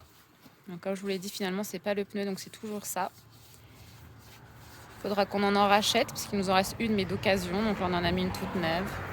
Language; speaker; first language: French; native; French